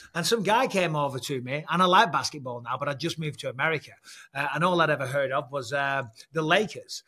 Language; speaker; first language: English; native; English